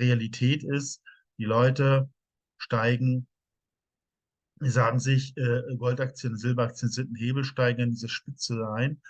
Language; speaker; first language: German; native; German